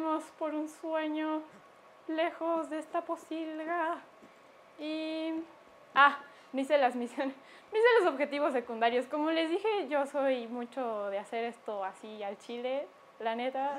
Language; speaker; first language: Spanish; native; Spanish